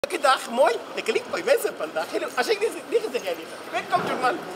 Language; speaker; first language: Dutch; non-native, learner; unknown